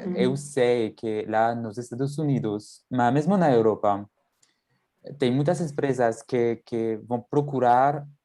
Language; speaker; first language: Portuguese; non-native, fluent; French